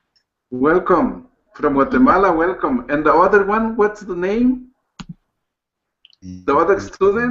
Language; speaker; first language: English; non-native, learner; Spanish